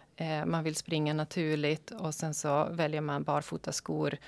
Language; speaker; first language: Swedish; native; Swedish